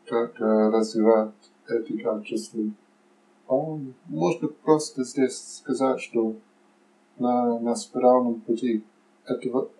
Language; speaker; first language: Russian; non-native, fluent; English